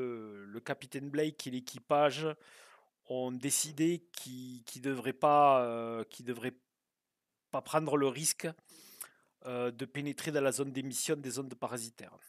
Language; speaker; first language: French; native; French